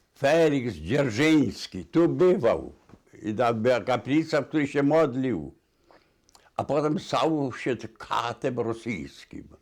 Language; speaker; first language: Polish; native; Polish